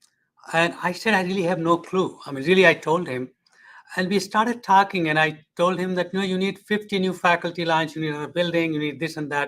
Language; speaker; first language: English; non-native, fluent; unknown